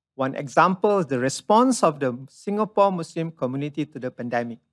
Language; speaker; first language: English; non-native, local second language; Malay